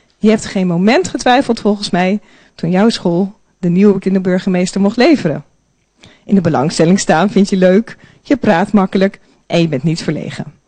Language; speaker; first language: Dutch; native; Dutch